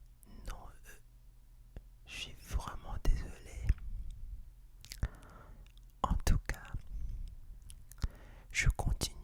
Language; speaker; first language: French; non-native, fluent; English